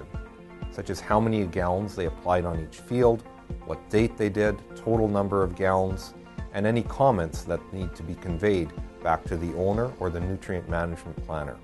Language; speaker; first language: English; native; English